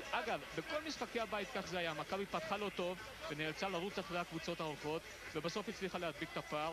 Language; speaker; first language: Hebrew; native; Hebrew